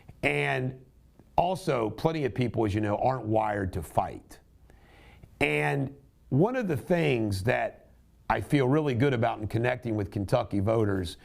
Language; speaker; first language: English; native; English